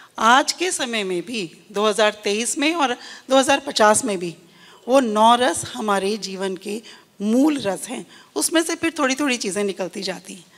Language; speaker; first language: Hindi; native; Hindi